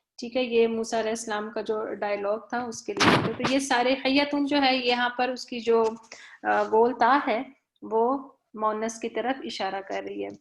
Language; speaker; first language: Urdu; native; Urdu